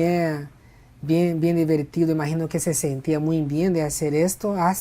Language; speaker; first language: Spanish; non-native, fluent; Portuguese